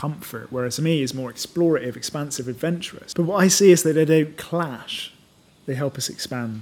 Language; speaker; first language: English; native; English